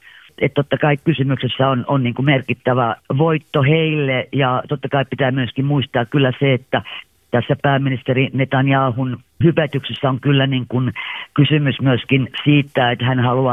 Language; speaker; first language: Finnish; native; Finnish